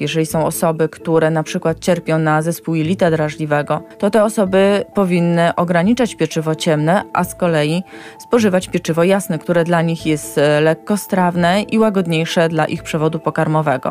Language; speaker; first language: Polish; native; Polish